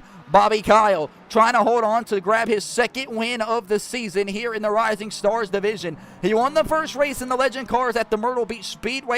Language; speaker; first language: English; native; English